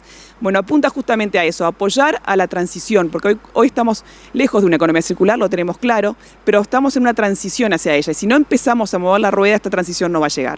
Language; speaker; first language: Spanish; native; Spanish